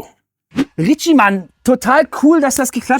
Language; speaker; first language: German; native; German